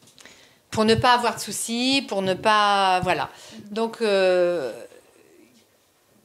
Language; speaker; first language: French; native; French